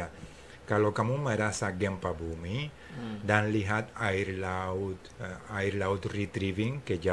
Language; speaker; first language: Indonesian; non-native, fluent; English